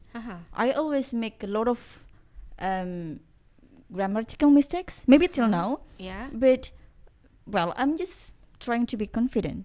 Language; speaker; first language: English; non-native, fluent; Indonesian